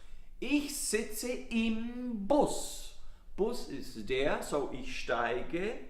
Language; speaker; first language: German; non-native, fluent; Italian